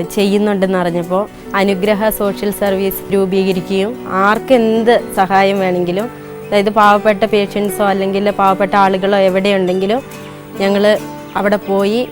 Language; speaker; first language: Malayalam; native; Malayalam